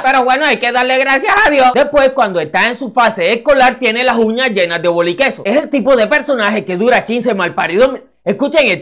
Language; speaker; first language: Spanish; native; Spanish